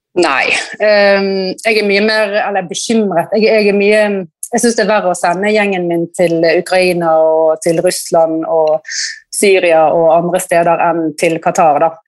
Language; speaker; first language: Norwegian; native; Norwegian